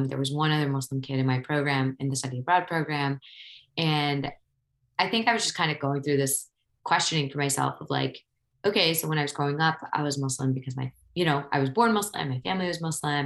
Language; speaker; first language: English; native; English